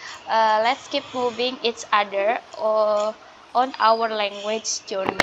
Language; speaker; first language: English; non-native, learner; Indonesian